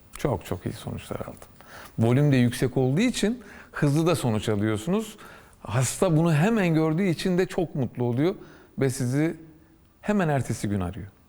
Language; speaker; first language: Turkish; native; Turkish